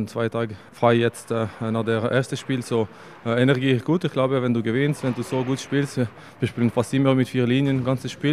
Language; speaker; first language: German; non-native, local second language; French